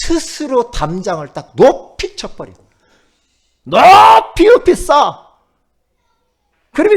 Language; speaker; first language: Korean; native; Korean